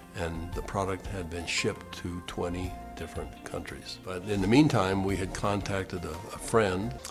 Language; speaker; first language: English; native; English